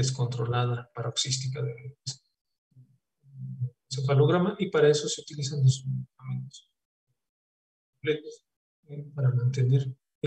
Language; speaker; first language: Spanish; native; Spanish